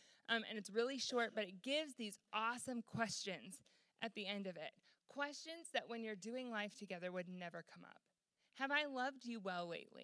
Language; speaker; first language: English; native; English